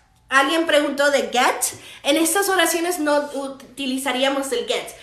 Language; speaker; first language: Spanish; early bilingual, heritage; Spanish